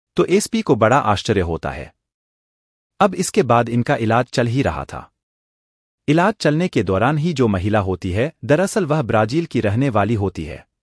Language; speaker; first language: Hindi; native; Hindi